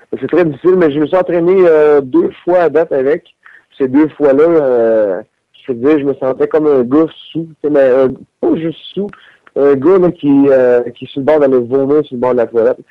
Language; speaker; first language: French; native; French